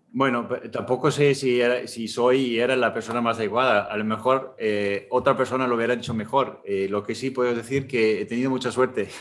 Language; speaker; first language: Spanish; non-native, fluent; German